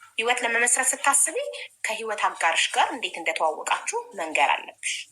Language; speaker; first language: Amharic; native; Amharic